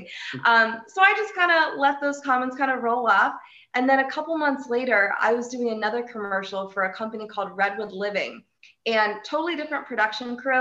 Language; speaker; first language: English; native; English